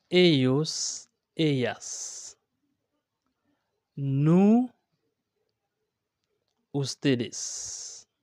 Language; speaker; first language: Spanish; non-native, learner; Haitian Creole